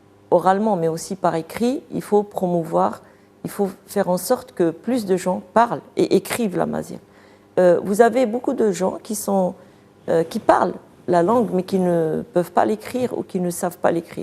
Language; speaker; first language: French; non-native, local second language; Arabic